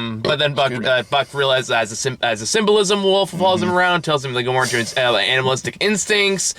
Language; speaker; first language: English; native; English